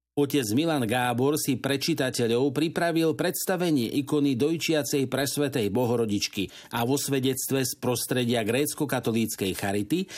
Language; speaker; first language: Slovak; native; Slovak